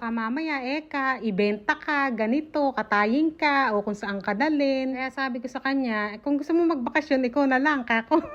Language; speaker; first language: Filipino; native; Filipino